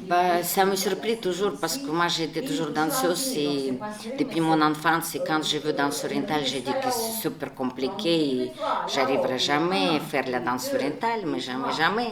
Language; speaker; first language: French; non-native, fluent; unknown